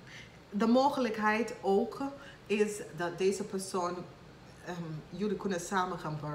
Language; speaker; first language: Dutch; non-native, fluent; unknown